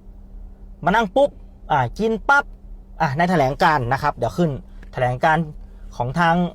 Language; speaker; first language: Thai; native; Thai